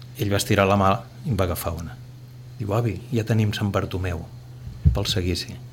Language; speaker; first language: Catalan; native; Catalan